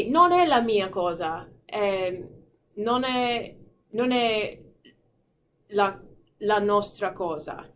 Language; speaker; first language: Italian; non-native, fluent; English